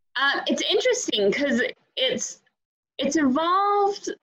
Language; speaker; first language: English; native; English